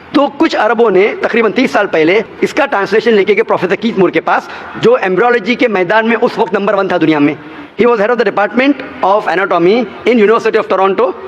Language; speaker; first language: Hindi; non-native, local second language; Konkani